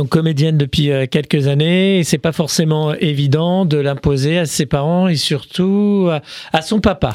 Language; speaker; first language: French; native; French